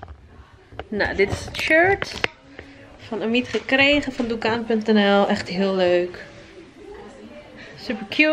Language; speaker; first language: Dutch; native; Dutch